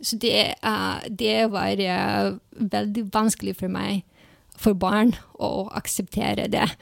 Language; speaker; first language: Norwegian; non-native, fluent; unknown